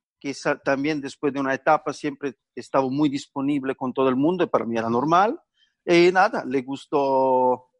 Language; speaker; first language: Spanish; non-native, fluent; Italian